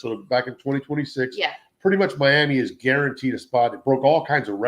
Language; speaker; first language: English; native; English